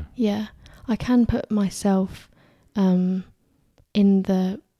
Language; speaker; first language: English; native; English